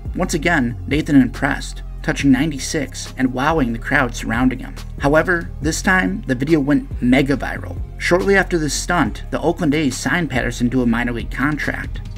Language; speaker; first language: English; native; English